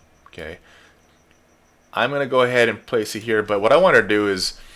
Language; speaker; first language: English; native; English